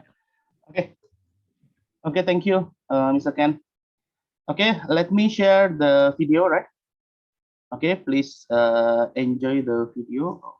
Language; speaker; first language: English; non-native, learner; Indonesian